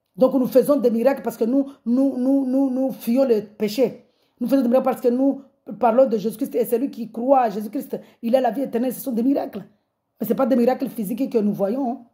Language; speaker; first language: French; non-native, local second language; Comorian